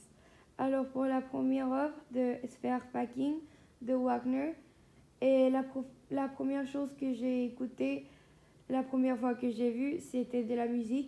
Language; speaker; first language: French; non-native, fluent; Spanish